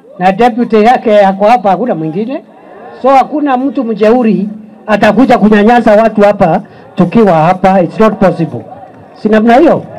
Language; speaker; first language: Swahili; non-native, local second language; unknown